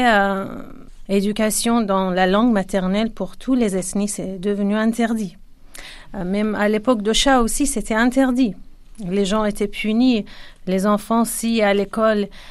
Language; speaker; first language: French; non-native, fluent; Kurdish